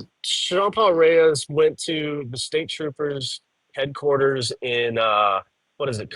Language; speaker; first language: English; native; English